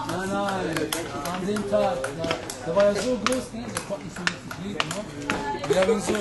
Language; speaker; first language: German; early bilingual, other home language; Turkish